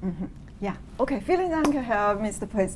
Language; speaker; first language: German; non-native, fluent; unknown